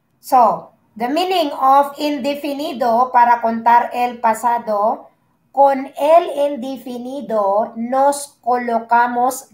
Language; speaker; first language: Spanish; non-native, learner; Filipino